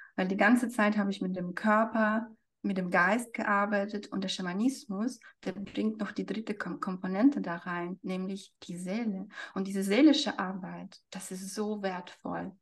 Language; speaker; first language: German; non-native, fluent; Russian